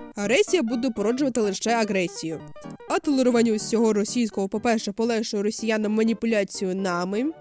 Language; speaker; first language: Ukrainian; non-native, local second language; Russian